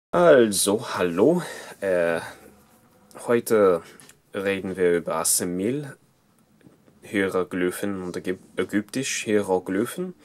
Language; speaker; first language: German; non-native, fluent; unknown